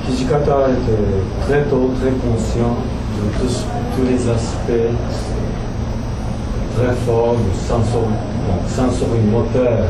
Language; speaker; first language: French; non-native, fluent; Japanese